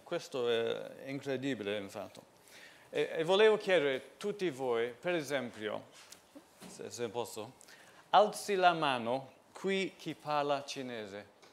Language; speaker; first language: Italian; non-native, fluent; English